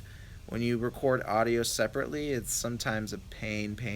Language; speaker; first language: English; native; English